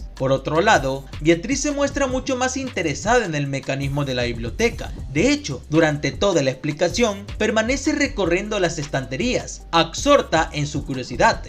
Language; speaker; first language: Spanish; native; Spanish